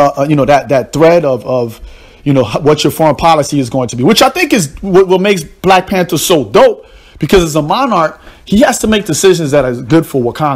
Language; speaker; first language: English; native; English